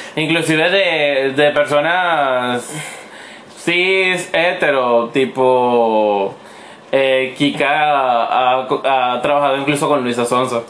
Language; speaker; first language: Spanish; native; Spanish